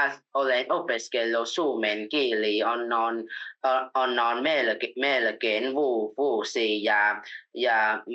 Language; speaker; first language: Finnish; non-native, learner; Vietnamese